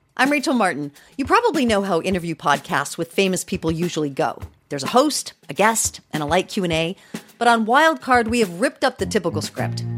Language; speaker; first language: English; early bilingual, other home language; Spanish